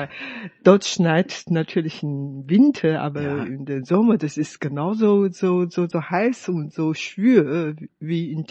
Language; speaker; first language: German; non-native, fluent; Chinese